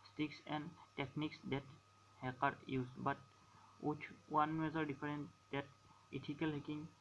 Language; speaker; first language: English; non-native, local second language; Assamese